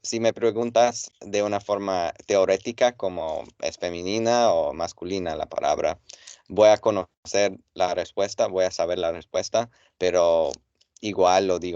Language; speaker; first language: Spanish; non-native, fluent; English